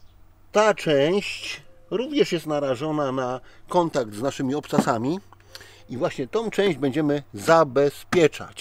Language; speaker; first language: Polish; native; Polish